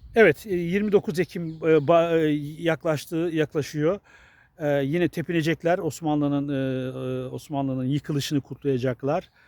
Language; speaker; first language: Turkish; native; Turkish